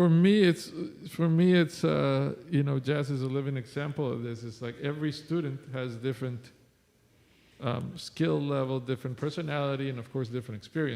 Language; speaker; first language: English; non-native, fluent; Spanish